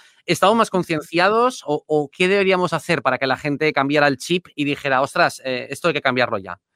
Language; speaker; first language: Spanish; native; Spanish